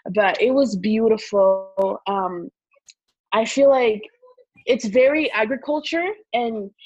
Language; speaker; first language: English; early bilingual, other home language; Kongo